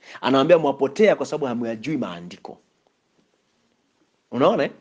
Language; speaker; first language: Swahili; native; Swahili